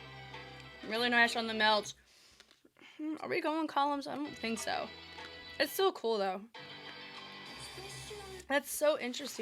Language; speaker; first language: English; native; English